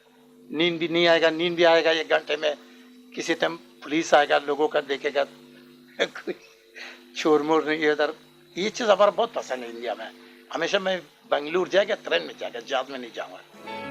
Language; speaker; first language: Hindi; non-native, learner; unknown